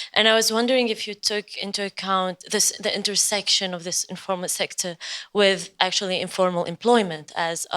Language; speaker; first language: English; non-native, fluent; Spanish